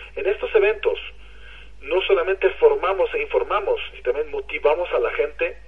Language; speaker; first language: Spanish; non-native, fluent; Hebrew